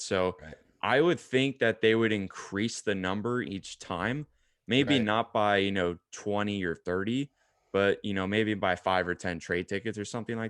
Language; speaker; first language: English; native; English